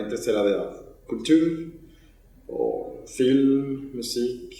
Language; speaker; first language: Swedish; non-native, fluent; Spanish